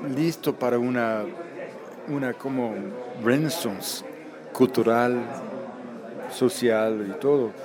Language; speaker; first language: Spanish; non-native, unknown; English